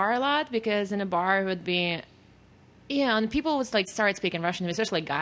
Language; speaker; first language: English; non-native, fluent; Russian